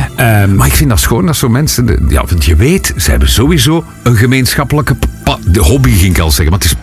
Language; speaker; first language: Dutch; native; Dutch